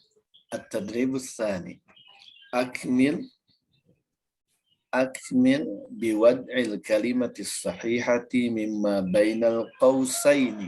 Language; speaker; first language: Arabic; non-native, fluent; Indonesian